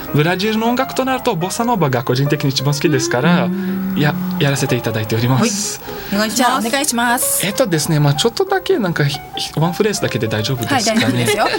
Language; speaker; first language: Japanese; non-native, fluent; Portuguese